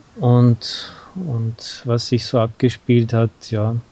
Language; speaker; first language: German; native; German